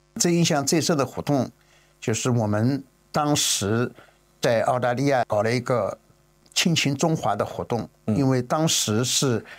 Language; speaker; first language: Chinese; native; Chinese